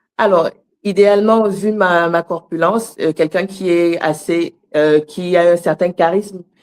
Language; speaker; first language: French; native; French